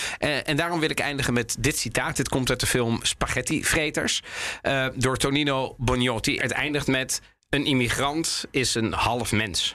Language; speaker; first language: Dutch; early bilingual, other home language; Italian